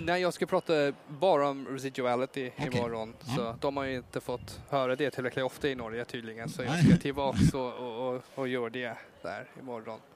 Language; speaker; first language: Swedish; non-native, fluent; English